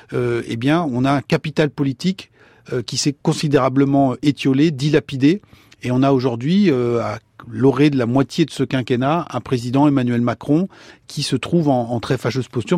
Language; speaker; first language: French; native; French